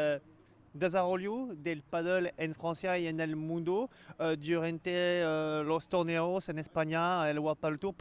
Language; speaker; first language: Spanish; non-native, learner; French